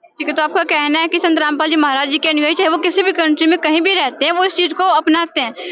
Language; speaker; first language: Hindi; native; Hindi